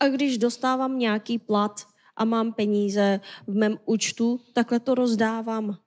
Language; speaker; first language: Czech; non-native, fluent; Korean